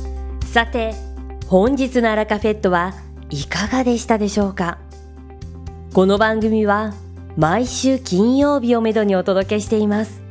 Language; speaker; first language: Japanese; native; Japanese